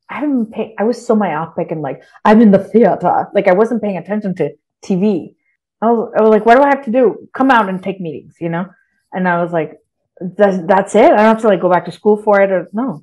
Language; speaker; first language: English; early bilingual, other home language; Spanish